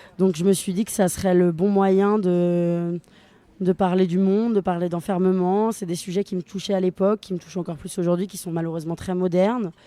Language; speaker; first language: French; native; French